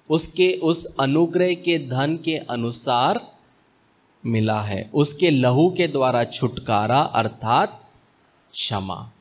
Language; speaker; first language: Hindi; native; Hindi